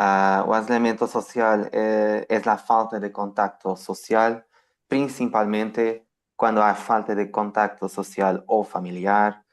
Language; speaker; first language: Spanish; non-native, fluent; Portuguese